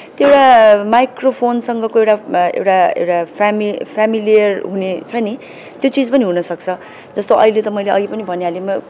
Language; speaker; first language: Nepali; native; Nepali